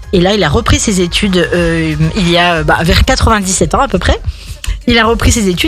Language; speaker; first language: French; native; French